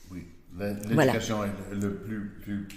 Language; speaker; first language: French; non-native, learner; English